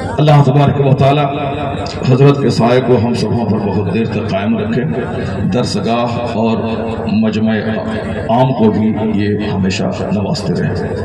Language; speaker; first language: Urdu; native; Urdu